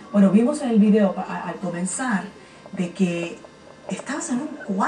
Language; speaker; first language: Spanish; native; Spanish